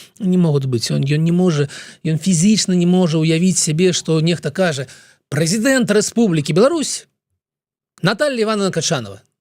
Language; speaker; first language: Belarusian; non-native, local second language; Russian